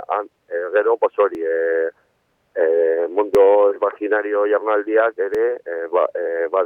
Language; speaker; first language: Basque; non-native, local second language; Spanish